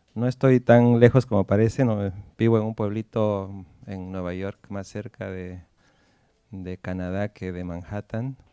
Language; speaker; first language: Spanish; native; Spanish